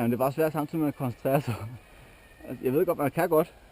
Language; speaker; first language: Danish; native; Danish